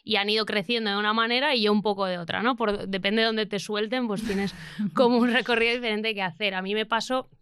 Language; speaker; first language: Spanish; native; Spanish